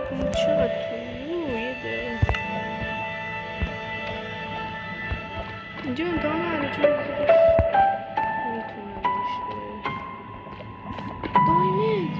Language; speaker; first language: Persian; native; Persian